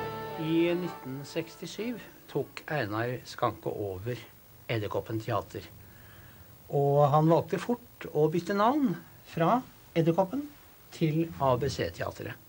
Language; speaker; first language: Norwegian; native; Norwegian